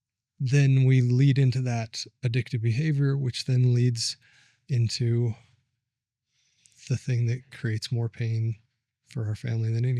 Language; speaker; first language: English; native; English